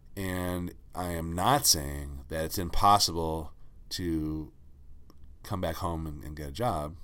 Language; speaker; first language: English; native; English